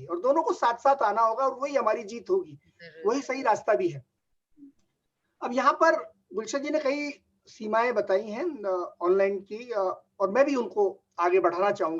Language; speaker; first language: Hindi; native; Hindi